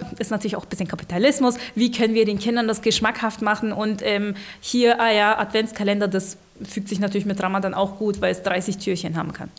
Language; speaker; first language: German; early bilingual, other home language; Turkish